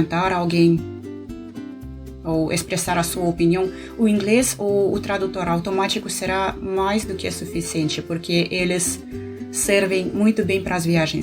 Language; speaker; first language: Portuguese; non-native, fluent; Russian